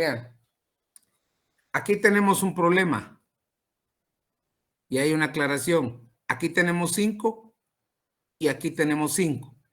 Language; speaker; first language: Spanish; native; Spanish